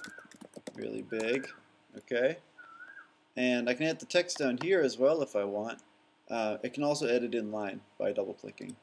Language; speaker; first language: English; native; English